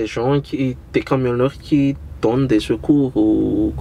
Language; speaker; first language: French; non-native, local second language; Malagasy